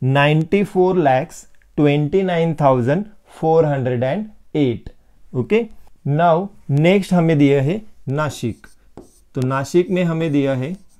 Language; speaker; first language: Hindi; non-native, local second language; Marathi